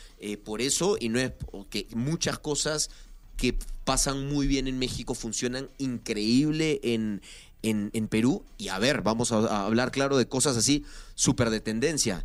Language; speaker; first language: Spanish; native; Spanish